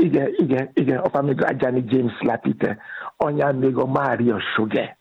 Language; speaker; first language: Hungarian; non-native, learner; Yoruba